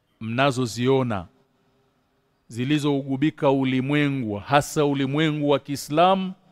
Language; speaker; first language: Swahili; native; Swahili